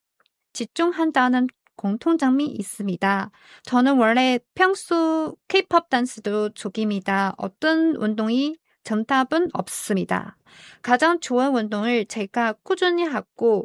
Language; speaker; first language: Korean; non-native, fluent; Chinese